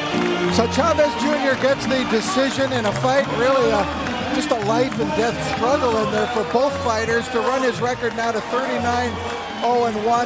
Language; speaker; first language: English; native; English